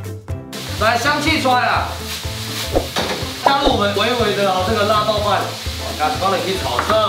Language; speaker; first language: Chinese; native; Chinese